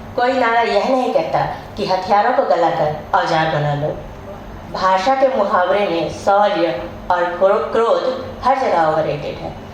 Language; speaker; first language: Hindi; native; Hindi